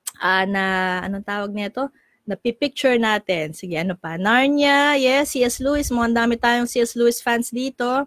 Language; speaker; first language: Filipino; native; Filipino